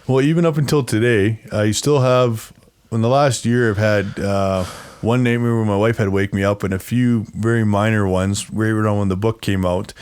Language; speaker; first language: English; native; English